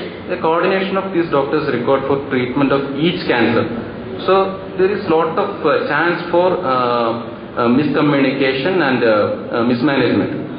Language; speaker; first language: English; non-native, local second language; Malayalam